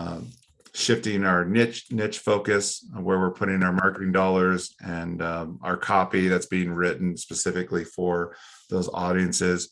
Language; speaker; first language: English; native; English